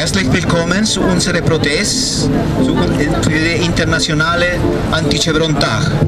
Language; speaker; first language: German; non-native, fluent; Spanish